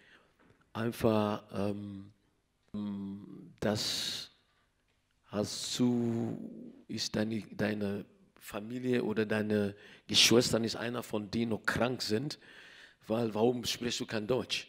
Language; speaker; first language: German; non-native, learner; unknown